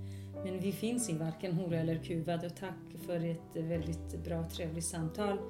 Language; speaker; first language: Swedish; non-native, local second language; Kurdish